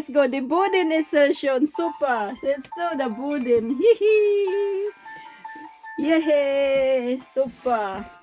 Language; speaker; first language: German; non-native, learner; Filipino